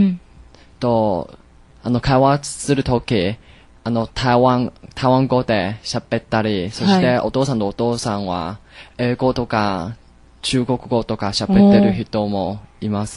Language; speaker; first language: Japanese; non-native, learner; Chinese